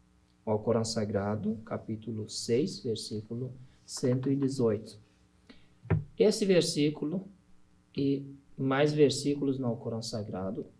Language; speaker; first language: Portuguese; non-native, learner; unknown